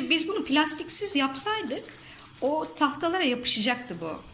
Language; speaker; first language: Turkish; native; Turkish